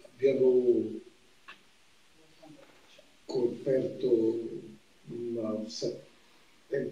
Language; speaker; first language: Italian; non-native, fluent; Portuguese